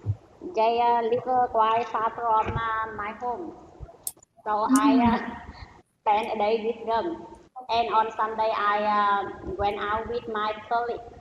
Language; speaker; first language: English; non-native, learner; Vietnamese